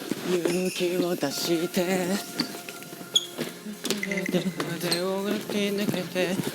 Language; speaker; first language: Japanese; native; Japanese